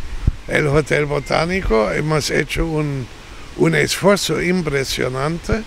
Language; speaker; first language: Spanish; non-native, fluent; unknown